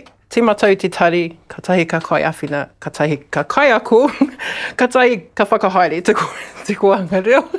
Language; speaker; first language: Māori; non-native, local second language; English